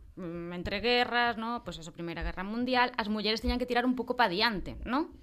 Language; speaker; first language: Galician; non-native, fluent; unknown